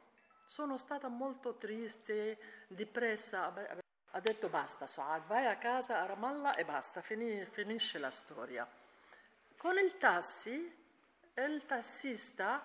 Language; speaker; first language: Italian; non-native, learner; Arabic